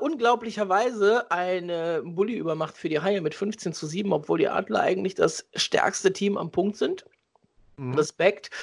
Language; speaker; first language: German; native; German